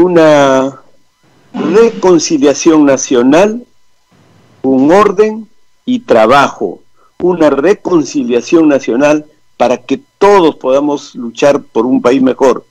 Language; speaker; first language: Spanish; native; Spanish